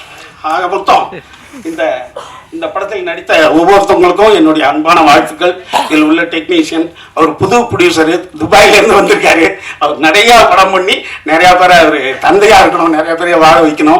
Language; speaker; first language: Tamil; native; Tamil